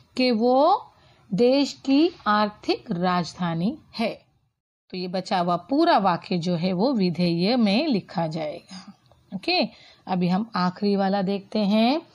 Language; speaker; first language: Hindi; non-native, local second language; Marathi